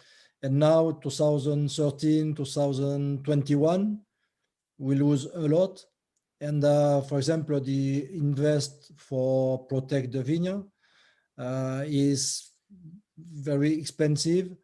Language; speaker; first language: English; non-native, learner; French